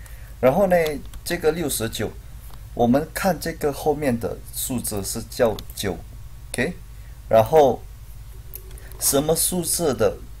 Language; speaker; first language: Chinese; non-native, fluent; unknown